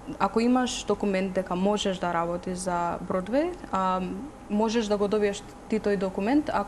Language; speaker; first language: Macedonian; native; Macedonian